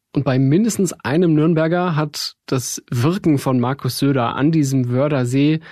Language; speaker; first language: German; native; German